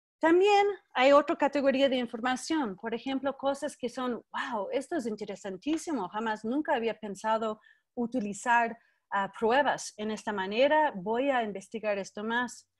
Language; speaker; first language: Spanish; non-native, fluent; English